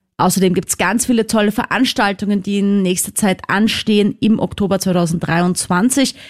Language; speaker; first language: German; native; German